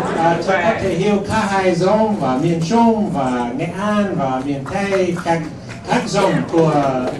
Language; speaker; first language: Vietnamese; non-native, fluent; English